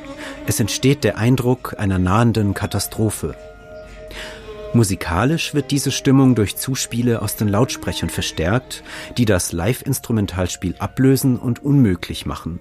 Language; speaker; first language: German; native; German